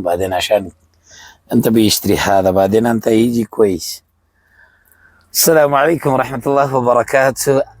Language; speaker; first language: Arabic; non-native, learner; Urdu